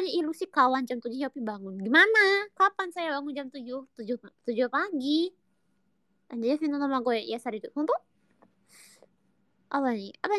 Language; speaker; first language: Japanese; non-native, learner; Indonesian